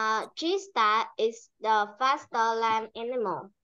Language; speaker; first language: English; non-native, learner; Vietnamese